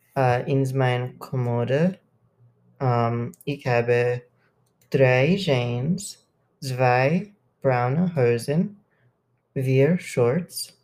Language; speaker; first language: German; non-native, learner; English